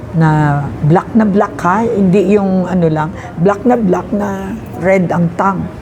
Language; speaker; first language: Filipino; non-native, local second language; Hiligaynon